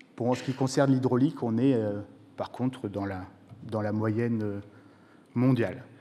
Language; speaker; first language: French; native; French